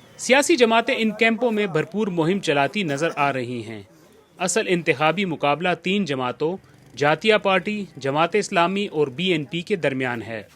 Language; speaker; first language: Urdu; native; Urdu